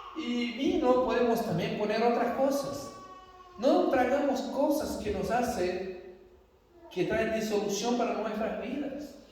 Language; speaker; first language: Spanish; non-native, fluent; Portuguese